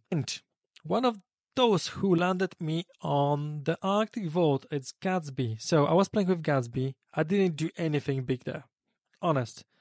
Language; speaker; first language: English; non-native, fluent; Polish